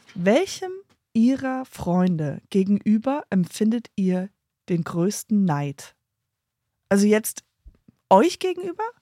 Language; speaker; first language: German; non-native, fluent; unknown